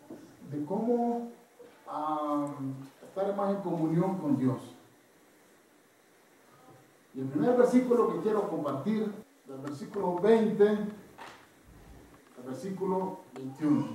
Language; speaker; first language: Spanish; non-native, fluent; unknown